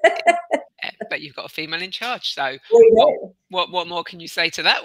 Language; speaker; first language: English; native; English